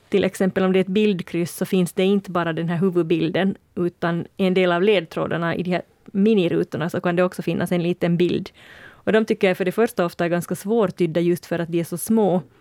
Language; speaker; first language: Swedish; native; Swedish